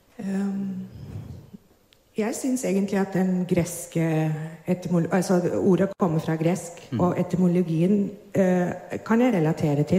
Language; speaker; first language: Norwegian; non-native, fluent; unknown